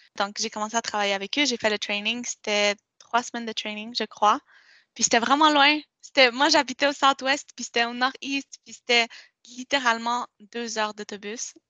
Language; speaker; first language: French; non-native, local second language; Spanish